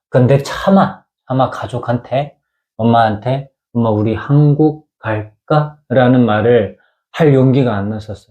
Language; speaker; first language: Korean; native; Korean